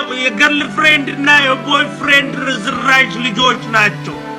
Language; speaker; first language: Amharic; native; Amharic